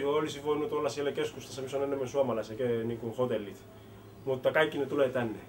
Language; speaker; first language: Finnish; early bilingual, heritage; Finnish